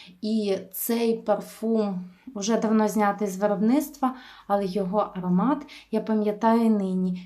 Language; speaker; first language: Ukrainian; native; Ukrainian